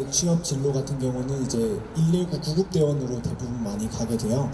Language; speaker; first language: Korean; native; Korean